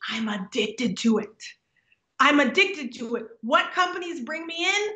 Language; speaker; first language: English; native; English